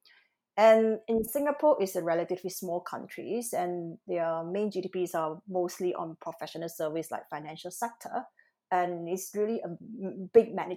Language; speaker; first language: English; non-native, local second language; Cantonese